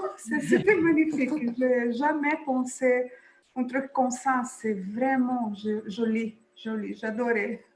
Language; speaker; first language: French; non-native, fluent; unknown